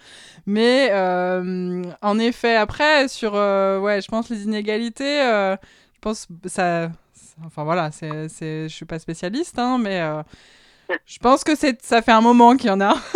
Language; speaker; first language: French; native; French